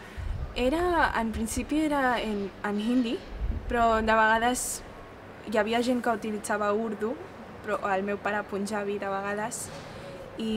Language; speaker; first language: Catalan; non-native, local second language; Hindi